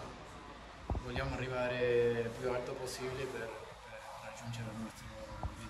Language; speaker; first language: Italian; non-native, fluent; Spanish